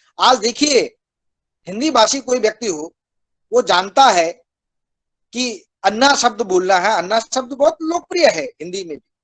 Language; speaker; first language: Hindi; native; Hindi